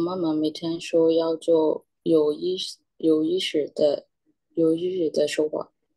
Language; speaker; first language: Chinese; non-native, learner; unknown